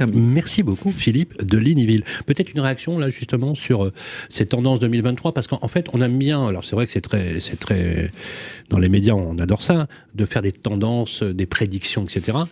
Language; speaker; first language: French; native; French